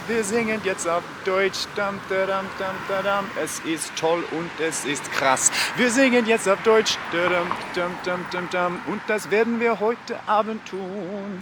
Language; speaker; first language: German; non-native, learner; Norwegian